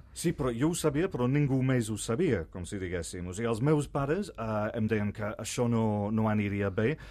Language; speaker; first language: Catalan; non-native, fluent; English